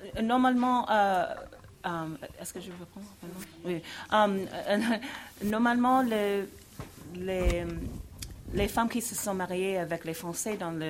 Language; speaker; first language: French; non-native, fluent; English